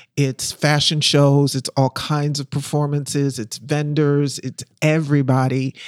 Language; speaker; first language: English; native; English